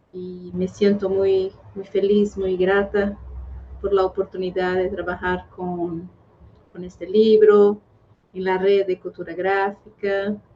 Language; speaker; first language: Spanish; non-native, fluent; Portuguese